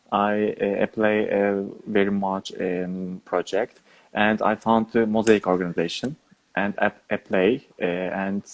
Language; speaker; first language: English; non-native, learner; Turkish